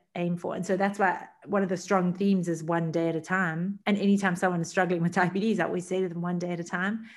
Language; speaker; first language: English; native; English